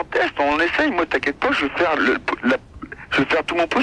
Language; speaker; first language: French; native; French